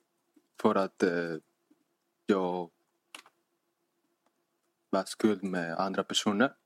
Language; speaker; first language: Swedish; non-native, fluent; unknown